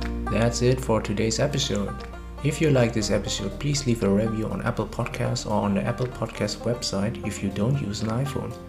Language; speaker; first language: English; non-native, fluent; German